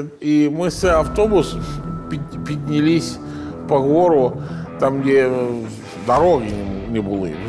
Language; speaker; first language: Ukrainian; non-native, learner; Italian